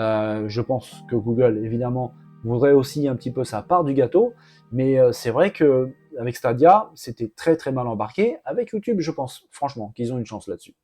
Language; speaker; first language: French; native; French